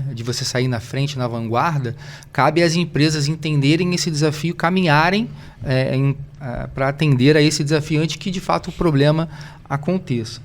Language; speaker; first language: Portuguese; native; Portuguese